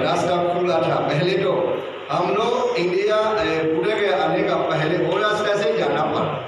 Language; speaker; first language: Hindi; non-native, fluent; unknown